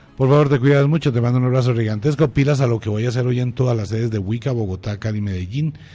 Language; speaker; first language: Spanish; native; Spanish